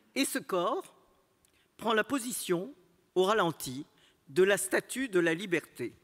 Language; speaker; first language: French; native; French